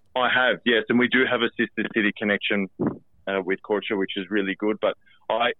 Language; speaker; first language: English; early bilingual, other home language; Albanian